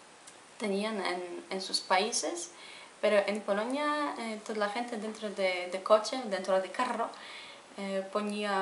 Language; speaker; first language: Spanish; non-native, fluent; Polish